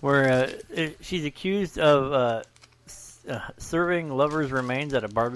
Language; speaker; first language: English; native; English